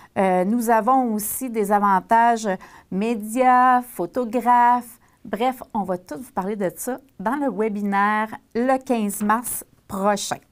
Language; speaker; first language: French; native; French